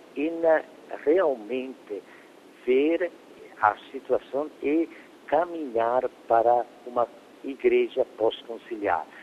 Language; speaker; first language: Portuguese; non-native, fluent; Italian